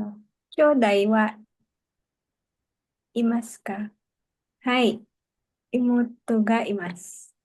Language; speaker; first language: Japanese; non-native, learner; Filipino